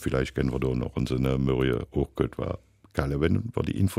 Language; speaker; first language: German; native; German